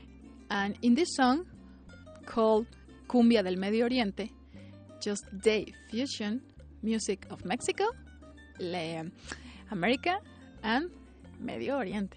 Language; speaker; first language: English; non-native, fluent; Spanish